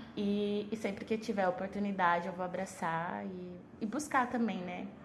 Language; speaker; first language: Portuguese; native; Portuguese